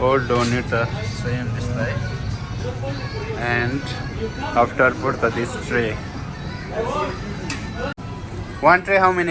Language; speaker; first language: English; non-native, learner; Nepali